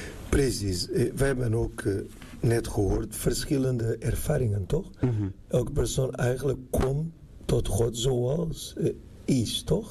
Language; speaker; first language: Dutch; non-native, fluent; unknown